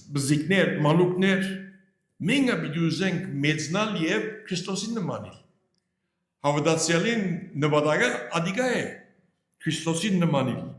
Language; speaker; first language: Armenian; early bilingual, heritage; Armenian